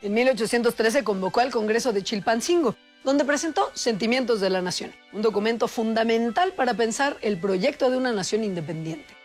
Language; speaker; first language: Spanish; native; Spanish